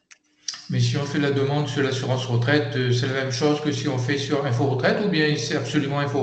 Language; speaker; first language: French; native; French